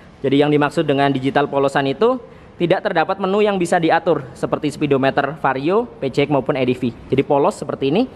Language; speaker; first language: Indonesian; native; Indonesian